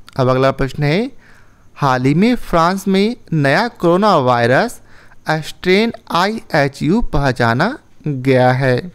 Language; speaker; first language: Hindi; native; Hindi